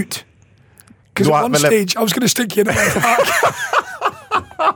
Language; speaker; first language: English; native; English